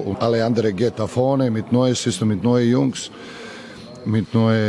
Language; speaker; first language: German; non-native, learner; Serbian